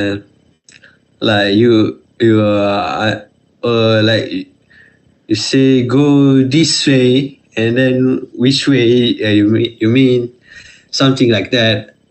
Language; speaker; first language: English; non-native, fluent; Malay